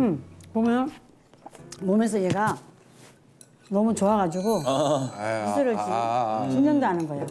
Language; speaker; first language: Korean; native; Korean